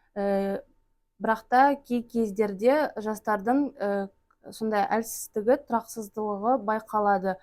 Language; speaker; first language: Kazakh; non-native, local second language; Russian